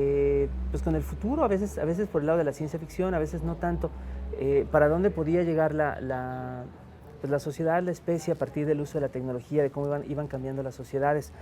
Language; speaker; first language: Spanish; native; Spanish